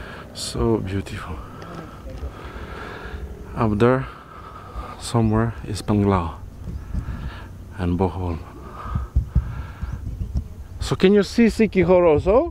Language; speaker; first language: English; non-native, fluent; Polish